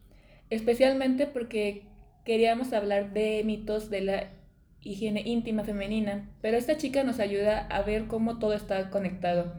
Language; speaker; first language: Spanish; native; Spanish